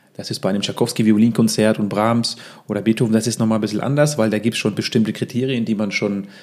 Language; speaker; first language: German; early bilingual, other home language; Russian